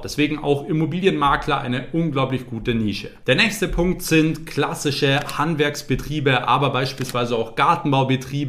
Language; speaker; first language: German; native; German